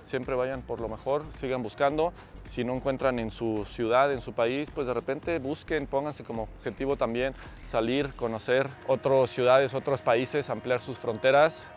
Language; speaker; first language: Spanish; native; Spanish